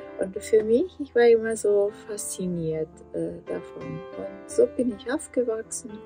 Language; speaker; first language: German; non-native, fluent; Portuguese